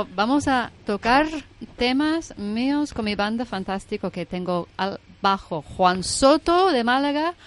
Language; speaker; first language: Spanish; non-native, fluent; English